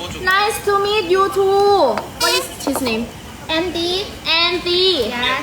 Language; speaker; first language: English; non-native, learner; Thai